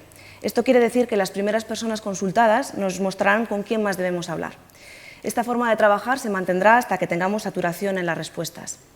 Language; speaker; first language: Spanish; native; Spanish